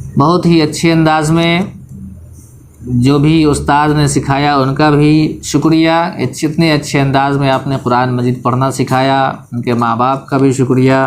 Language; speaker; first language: Urdu; native; Urdu